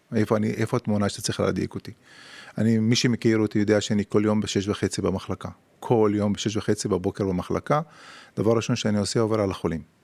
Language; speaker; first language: Hebrew; non-native, local second language; Arabic